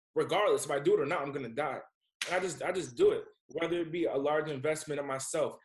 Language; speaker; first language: English; native; English